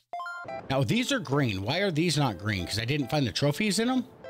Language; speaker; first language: English; native; English